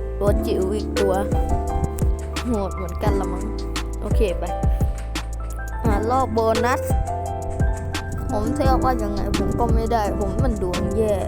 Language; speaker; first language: Thai; native; Thai